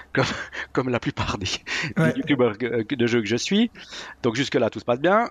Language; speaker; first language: French; native; French